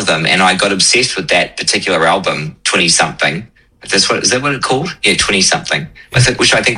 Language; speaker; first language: English; native; English